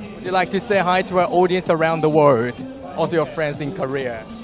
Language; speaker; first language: English; non-native, fluent; Chinese